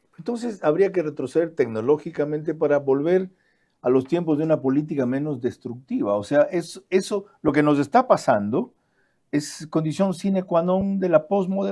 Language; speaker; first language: Spanish; native; Spanish